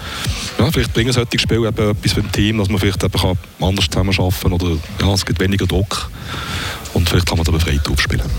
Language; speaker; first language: German; native; German